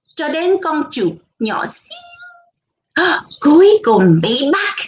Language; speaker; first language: Vietnamese; early bilingual, heritage; Vietnamese